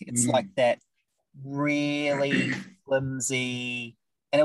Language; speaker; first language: English; native; English